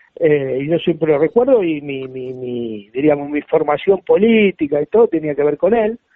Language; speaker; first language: Spanish; native; Spanish